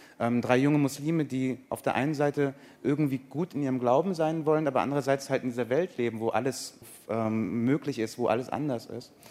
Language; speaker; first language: German; early bilingual, other home language; Persian